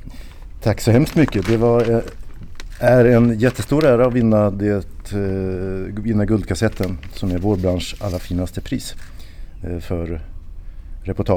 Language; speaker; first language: Swedish; native; Swedish